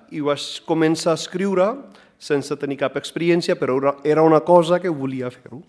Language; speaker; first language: Catalan; non-native, fluent; Punjabi